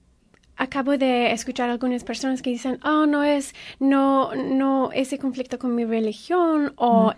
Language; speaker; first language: Spanish; early bilingual, heritage; Spanish